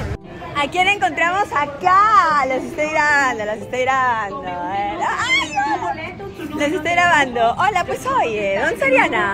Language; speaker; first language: Spanish; native; Spanish